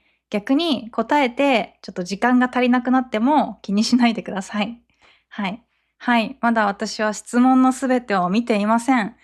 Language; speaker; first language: Japanese; native; Japanese